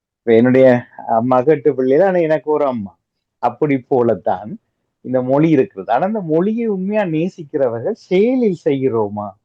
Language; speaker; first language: Tamil; native; Tamil